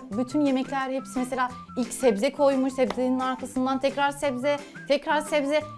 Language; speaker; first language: Turkish; native; Turkish